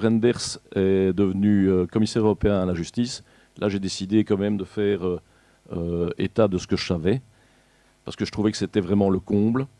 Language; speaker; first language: French; native; French